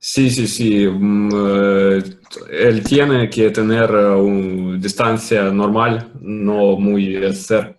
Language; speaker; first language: Spanish; non-native, learner; Russian